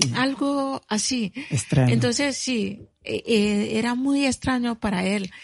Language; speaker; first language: Spanish; non-native, fluent; Bambara